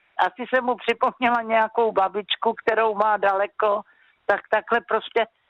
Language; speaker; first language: Czech; native; Czech